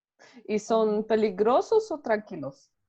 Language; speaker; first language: Spanish; non-native, learner; Hungarian